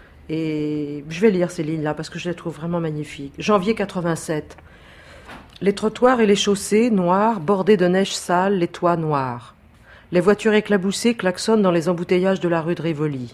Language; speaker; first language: French; native; French